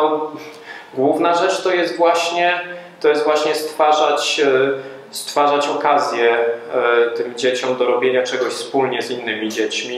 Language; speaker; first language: Polish; native; Polish